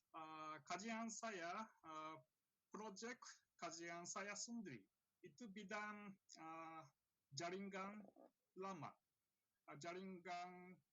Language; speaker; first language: Indonesian; non-native, learner; Japanese